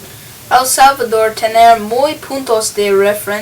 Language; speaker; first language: Spanish; non-native, learner; English